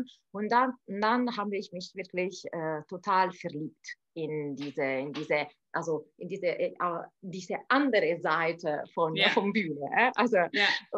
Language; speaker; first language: German; non-native, fluent; Italian